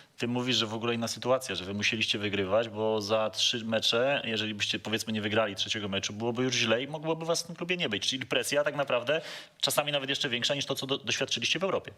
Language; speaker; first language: Polish; native; Polish